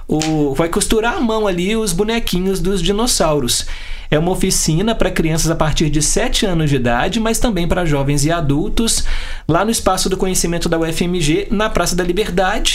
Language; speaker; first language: Portuguese; native; Portuguese